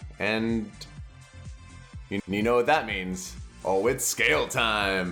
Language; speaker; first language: English; native; English